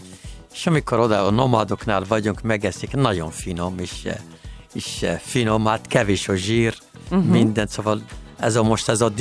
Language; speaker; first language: Hungarian; non-native, fluent; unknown